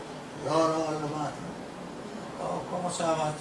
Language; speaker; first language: Hebrew; non-native, fluent; Ladino